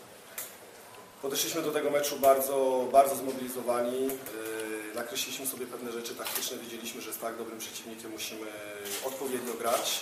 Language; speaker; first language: Polish; native; Polish